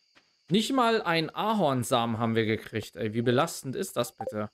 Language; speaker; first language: German; native; German